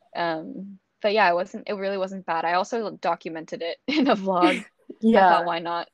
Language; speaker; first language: English; native; English